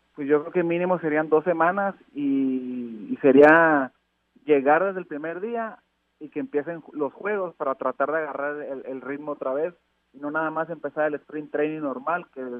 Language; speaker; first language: Spanish; native; Spanish